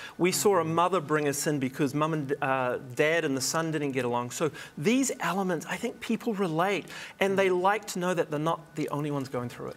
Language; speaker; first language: English; native; English